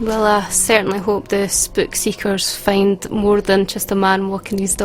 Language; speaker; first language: English; native; English